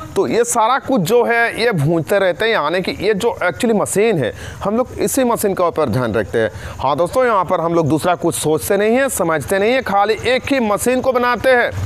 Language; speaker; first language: Hindi; non-native, local second language; Bangla